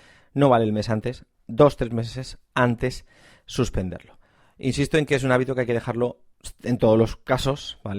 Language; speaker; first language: Spanish; native; Spanish